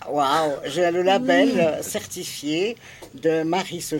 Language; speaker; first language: French; native; French